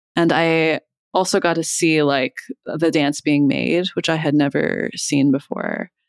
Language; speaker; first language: English; native; English